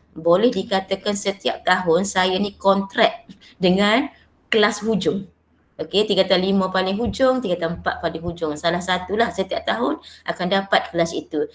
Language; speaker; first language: Malay; native; Malay